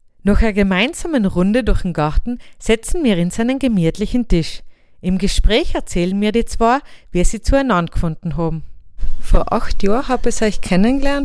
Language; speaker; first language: German; native; German